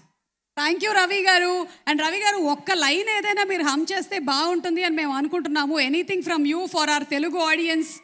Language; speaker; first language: Telugu; native; Telugu